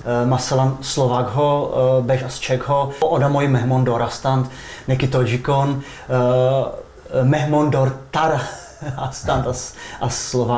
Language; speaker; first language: Persian; non-native, fluent; Czech